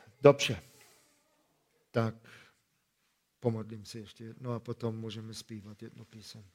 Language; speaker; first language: Czech; non-native, fluent; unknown